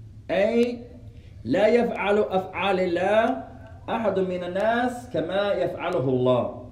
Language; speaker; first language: Arabic; non-native, fluent; English